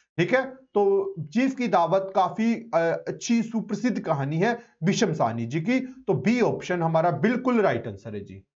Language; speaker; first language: Hindi; non-native, local second language; Punjabi